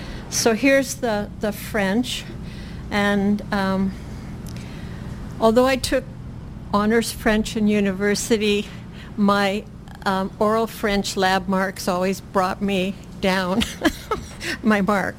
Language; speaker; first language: English; native; English